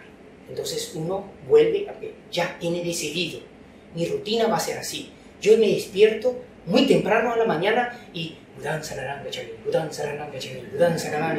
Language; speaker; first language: Spanish; non-native, fluent; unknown